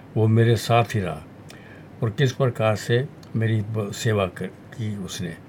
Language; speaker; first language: Hindi; non-native, local second language; Punjabi